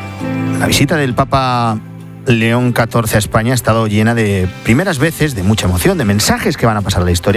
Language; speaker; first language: Spanish; native; Spanish